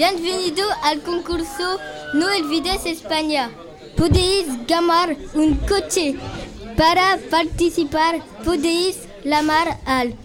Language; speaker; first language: Spanish; non-native, learner; French